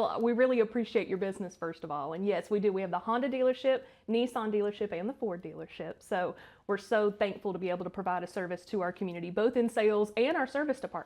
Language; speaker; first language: English; native; English